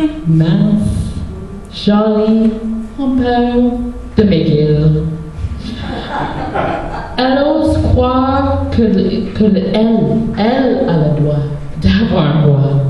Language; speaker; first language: French; non-native, local second language; English